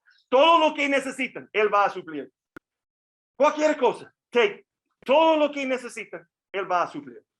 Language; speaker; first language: Spanish; non-native, fluent; English